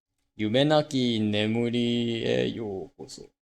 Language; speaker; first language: Japanese; non-native, learner; English